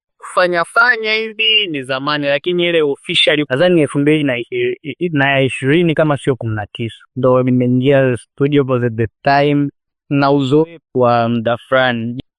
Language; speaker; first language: Swahili; native; Swahili